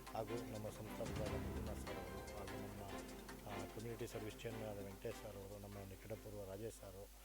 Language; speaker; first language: Kannada; native; Kannada